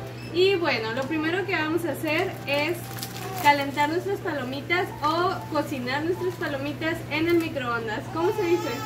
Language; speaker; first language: Spanish; native; Spanish